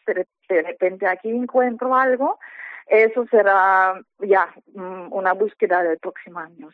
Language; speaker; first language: Spanish; non-native, fluent; German